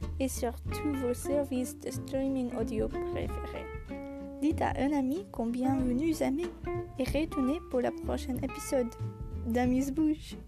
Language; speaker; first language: French; non-native, learner; English